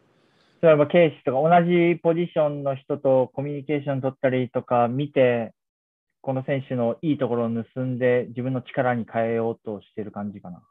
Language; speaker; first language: Japanese; native; Japanese